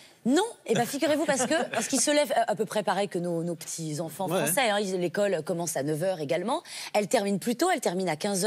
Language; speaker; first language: French; native; French